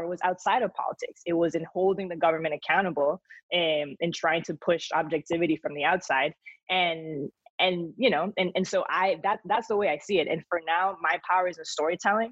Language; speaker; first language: English; non-native, fluent; Spanish